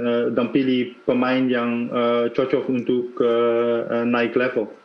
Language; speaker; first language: Indonesian; non-native, fluent; Dutch